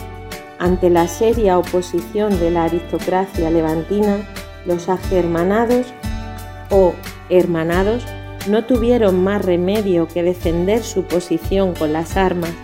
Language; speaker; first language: Spanish; native; Spanish